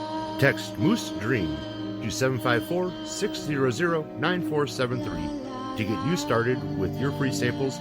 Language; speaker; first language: English; native; English